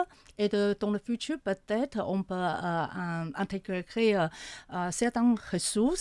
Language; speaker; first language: French; non-native, fluent; Chinese